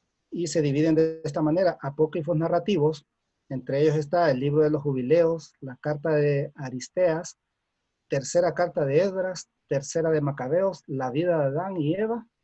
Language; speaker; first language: Spanish; native; Spanish